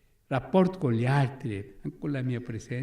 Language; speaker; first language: Italian; non-native, learner; Korean